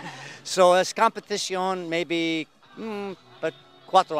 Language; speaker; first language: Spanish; non-native, learner; English